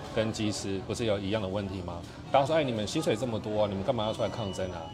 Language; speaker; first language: Chinese; native; Chinese